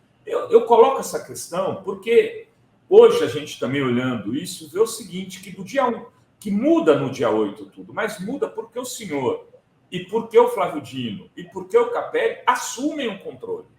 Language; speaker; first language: Portuguese; native; Portuguese